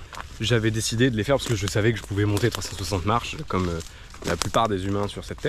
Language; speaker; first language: French; native; French